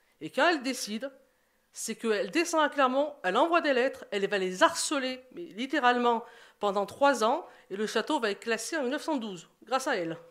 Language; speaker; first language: French; native; French